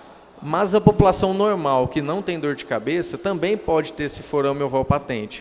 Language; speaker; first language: Portuguese; native; Portuguese